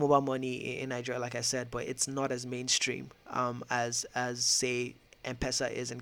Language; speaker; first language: English; non-native, local second language; Yoruba